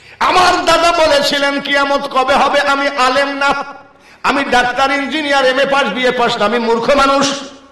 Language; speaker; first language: Bangla; native; Bangla